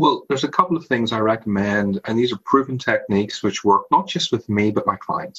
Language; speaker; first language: English; native; English